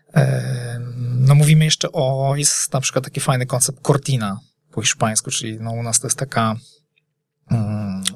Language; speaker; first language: Polish; native; Polish